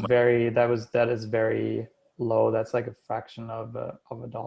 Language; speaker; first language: English; non-native, fluent; German